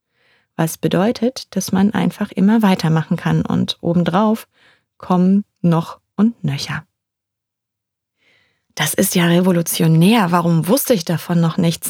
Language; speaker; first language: German; native; German